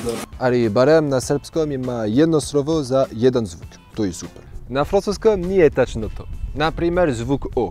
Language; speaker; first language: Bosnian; non-native, learner; French